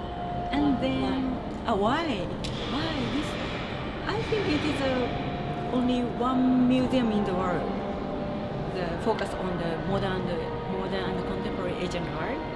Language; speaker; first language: English; non-native, learner; Japanese